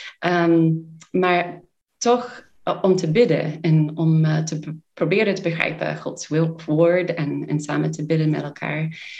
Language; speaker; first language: Dutch; non-native, fluent; English